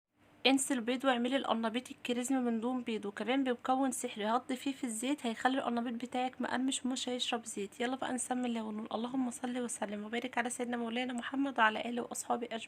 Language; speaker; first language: Arabic; native; Arabic